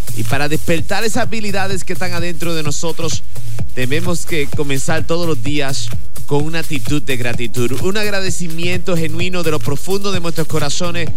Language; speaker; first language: Spanish; native; Spanish